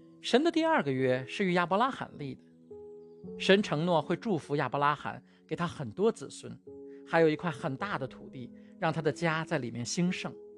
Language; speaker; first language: Chinese; native; Chinese